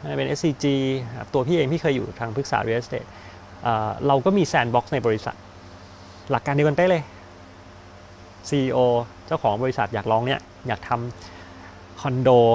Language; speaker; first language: Thai; native; Thai